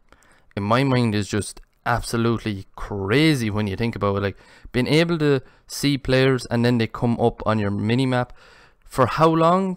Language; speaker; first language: English; native; English